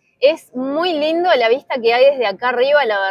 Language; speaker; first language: Spanish; native; Spanish